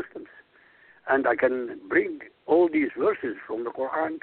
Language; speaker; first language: English; non-native, fluent; Arabic